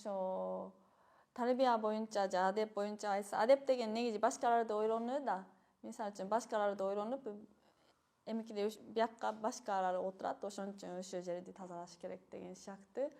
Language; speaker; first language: Kyrgyz; non-native, fluent; Japanese